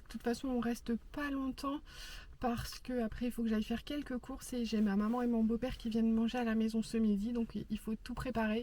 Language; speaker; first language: French; native; French